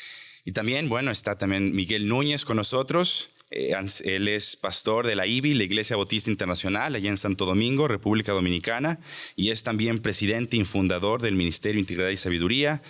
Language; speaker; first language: Spanish; native; Spanish